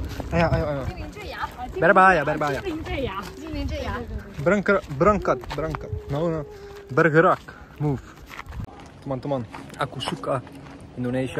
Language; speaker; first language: Indonesian; non-native, learner; Dutch